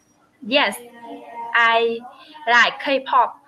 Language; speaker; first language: English; non-native, learner; Vietnamese